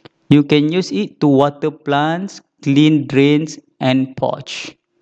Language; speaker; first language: English; non-native, local second language; Malay